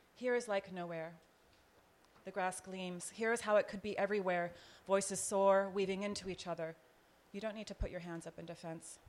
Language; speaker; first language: English; native; English